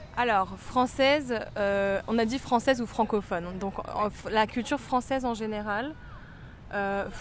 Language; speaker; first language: French; native; French